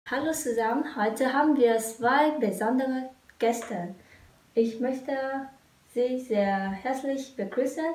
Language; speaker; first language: German; non-native, fluent; Vietnamese